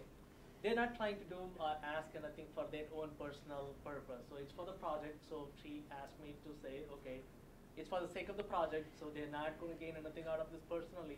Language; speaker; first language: English; non-native, fluent; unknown